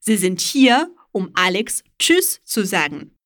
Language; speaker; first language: German; non-native, fluent; Russian